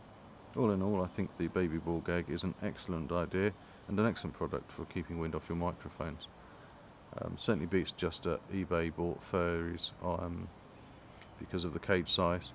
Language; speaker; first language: English; native; English